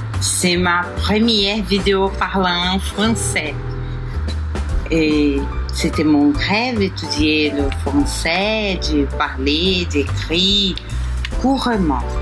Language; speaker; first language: French; non-native, learner; Portuguese